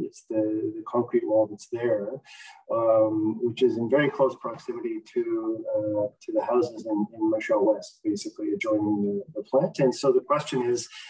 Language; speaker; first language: English; native; English